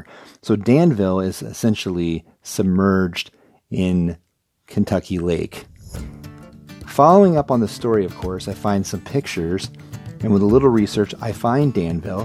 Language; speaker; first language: English; native; English